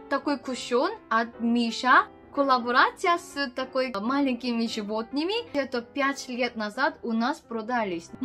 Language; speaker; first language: Russian; non-native, learner; Korean